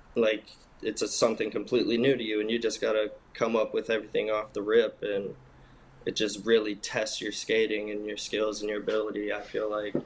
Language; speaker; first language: English; native; English